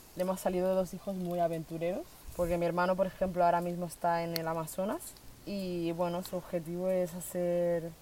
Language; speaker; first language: Spanish; native; Spanish